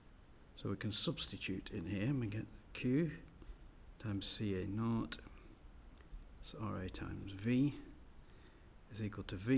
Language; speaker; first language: English; native; English